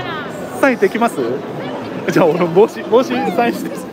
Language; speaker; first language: Japanese; non-native, fluent; Chinese